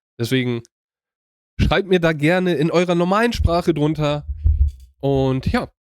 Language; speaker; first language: German; native; German